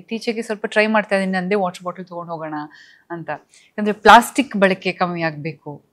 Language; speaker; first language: Kannada; native; Kannada